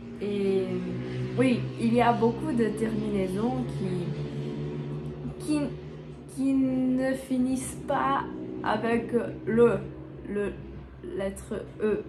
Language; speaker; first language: French; non-native, learner; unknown